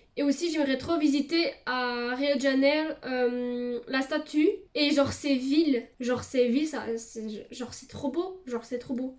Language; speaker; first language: French; early bilingual, other home language; Portuguese